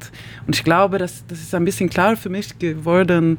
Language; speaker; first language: German; non-native, learner; Swedish